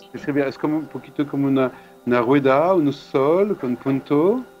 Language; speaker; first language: Spanish; non-native, fluent; French